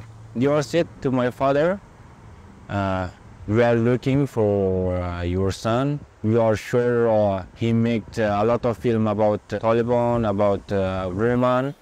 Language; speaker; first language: English; non-native, learner; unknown